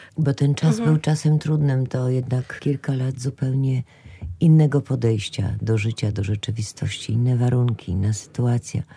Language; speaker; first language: Polish; native; Polish